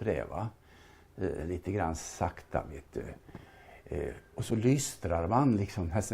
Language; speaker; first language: Swedish; native; Swedish